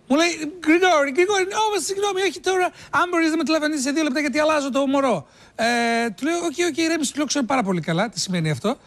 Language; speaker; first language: Greek; native; Greek